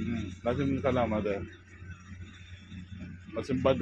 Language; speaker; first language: Arabic; non-native, learner; Filipino